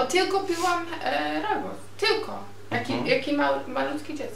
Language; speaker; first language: Polish; non-native, learner; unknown